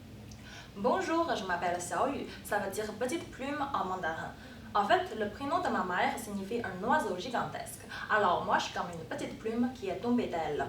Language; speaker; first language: French; non-native, fluent; Chinese